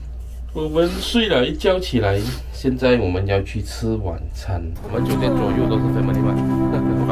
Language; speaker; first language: Chinese; native; Chinese